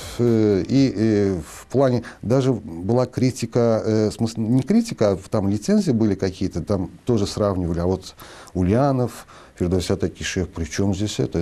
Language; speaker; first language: Russian; non-native, local second language; Azerbaijani